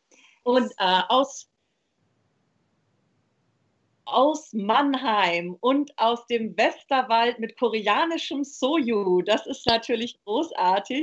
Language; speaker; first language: German; native; German